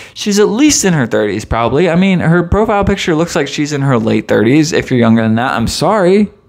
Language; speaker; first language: English; native; English